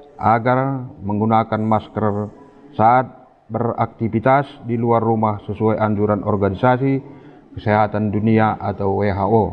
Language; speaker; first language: Indonesian; non-native, local second language; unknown